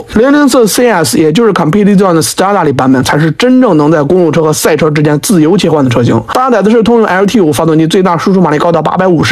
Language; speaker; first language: Chinese; native; Chinese